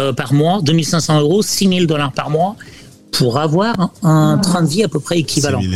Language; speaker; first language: French; native; French